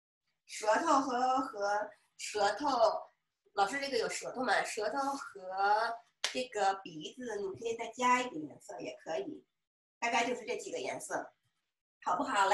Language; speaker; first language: Chinese; native; Chinese